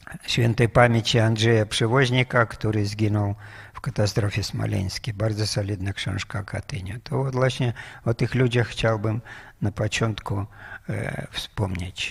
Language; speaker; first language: Polish; non-native, fluent; Russian